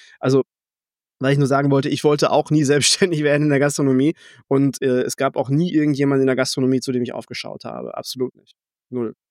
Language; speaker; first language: German; native; German